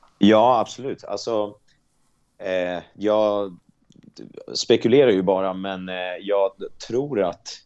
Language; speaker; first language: Swedish; native; Swedish